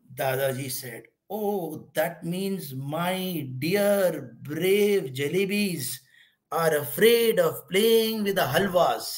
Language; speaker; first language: English; non-native, local second language; Hindi